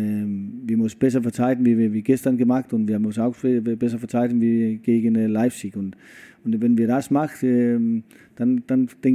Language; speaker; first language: German; non-native, fluent; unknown